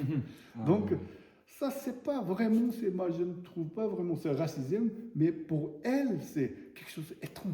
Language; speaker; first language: French; non-native, learner; Tibetan